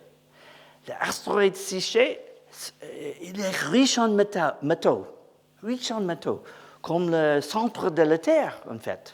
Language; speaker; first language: French; non-native, learner; English